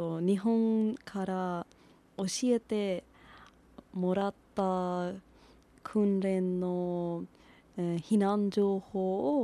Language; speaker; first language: Japanese; non-native, learner; Persian